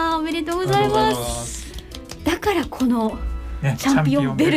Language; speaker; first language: Japanese; native; Japanese